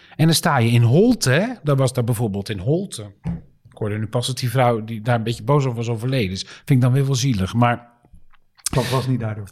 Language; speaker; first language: Dutch; native; Dutch